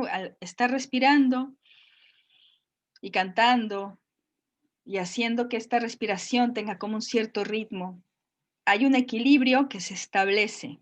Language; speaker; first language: Spanish; native; Spanish